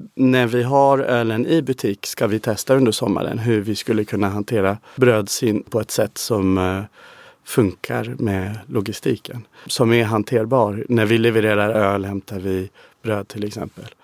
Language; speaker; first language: Swedish; non-native, fluent; English